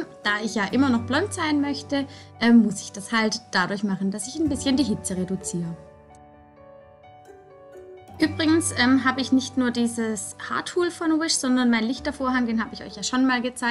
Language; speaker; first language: German; native; German